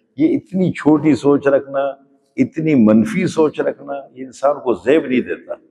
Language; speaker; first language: Urdu; native; Urdu